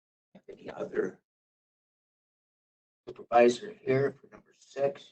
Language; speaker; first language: English; native; English